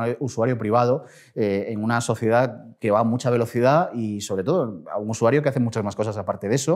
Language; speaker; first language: Spanish; native; Spanish